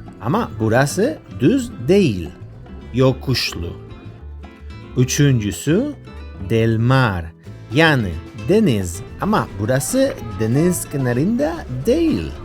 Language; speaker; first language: Turkish; non-native, fluent; Spanish